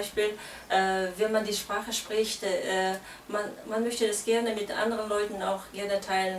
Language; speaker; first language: German; non-native, fluent; Kazakh